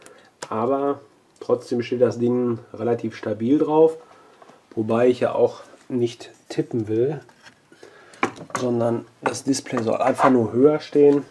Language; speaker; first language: German; native; German